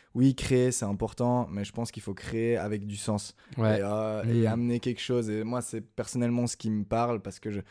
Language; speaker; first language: French; native; French